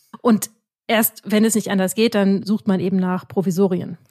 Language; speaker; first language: German; native; German